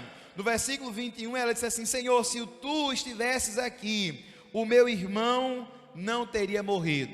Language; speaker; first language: Portuguese; native; Portuguese